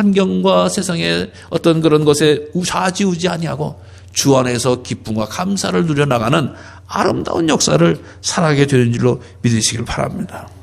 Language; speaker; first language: Korean; native; Korean